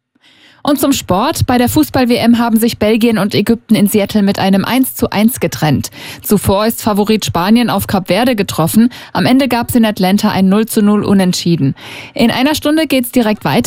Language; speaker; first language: German; native; German